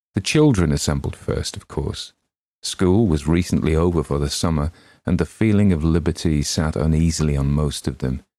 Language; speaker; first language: English; native; English